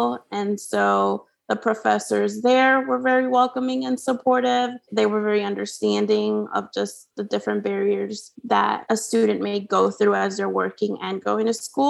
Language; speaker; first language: English; non-native, fluent; Spanish